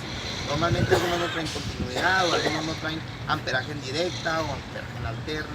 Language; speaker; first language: Spanish; native; Spanish